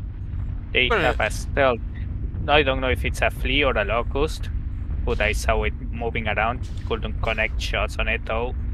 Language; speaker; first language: English; native; English